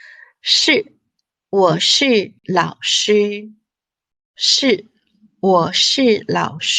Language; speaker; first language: Chinese; non-native, fluent; English